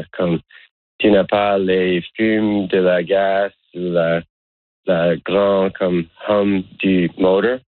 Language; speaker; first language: French; non-native, learner; English